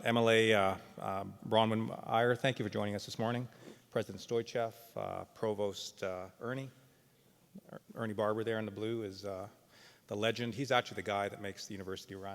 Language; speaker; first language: English; native; English